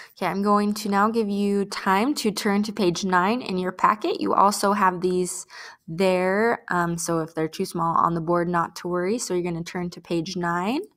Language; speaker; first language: English; native; English